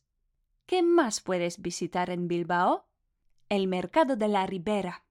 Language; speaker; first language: Spanish; non-native, fluent; Polish